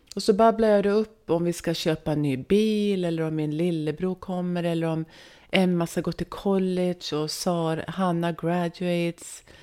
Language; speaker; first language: Swedish; native; Swedish